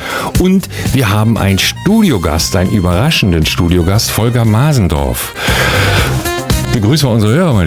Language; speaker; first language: German; native; German